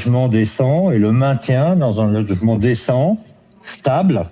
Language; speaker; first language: French; native; French